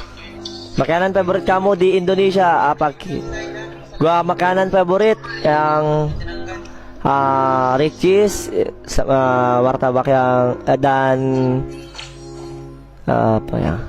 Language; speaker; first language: Indonesian; non-native, learner; Filipino